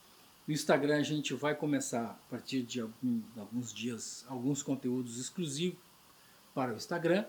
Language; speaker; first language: Portuguese; native; Portuguese